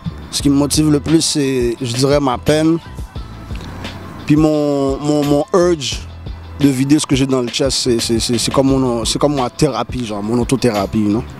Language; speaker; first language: French; early bilingual, heritage; French